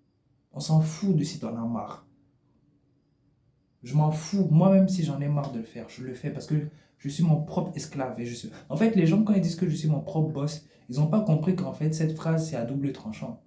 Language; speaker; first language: French; native; French